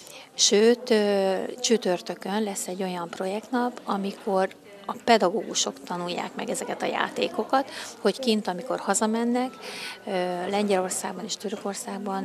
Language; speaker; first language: Hungarian; native; Hungarian